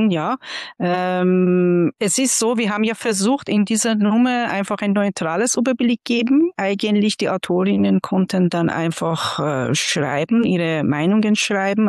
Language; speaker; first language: German; non-native, fluent; Persian